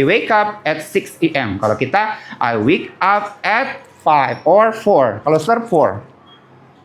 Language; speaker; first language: English; non-native, learner; Indonesian